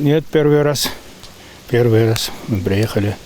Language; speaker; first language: Russian; non-native, local second language; Bashkir